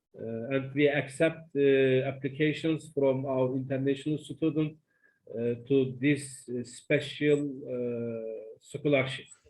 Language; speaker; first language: English; non-native, learner; Turkish